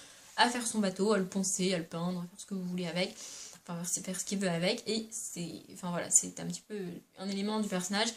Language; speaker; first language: French; native; French